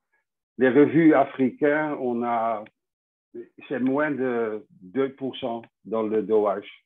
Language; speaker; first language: French; non-native, fluent; Dutch